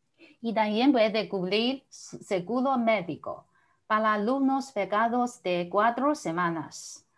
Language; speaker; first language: Spanish; non-native, fluent; Chinese